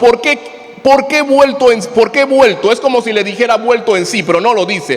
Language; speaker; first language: Spanish; native; Spanish